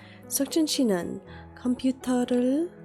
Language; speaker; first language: Korean; non-native, learner; English